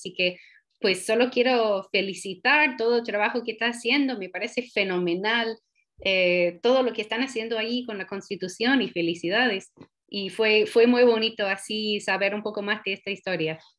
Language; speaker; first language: Spanish; non-native, fluent; English